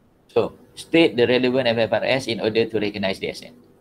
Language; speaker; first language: English; non-native, local second language; Malay